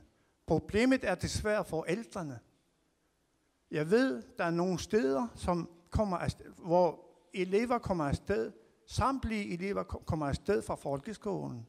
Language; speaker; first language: Danish; non-native, local second language; Kalaallisut